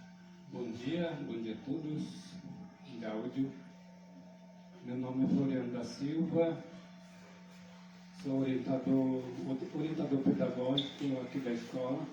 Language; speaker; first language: Portuguese; non-native, local second language; Guarani